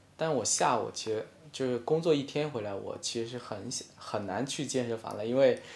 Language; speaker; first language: Chinese; non-native, local second language; Min Nan Chinese